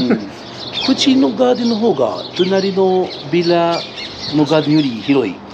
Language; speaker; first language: Japanese; non-native, learner; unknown